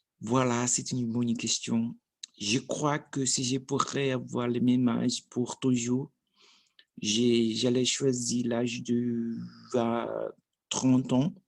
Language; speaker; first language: French; non-native, learner; Portuguese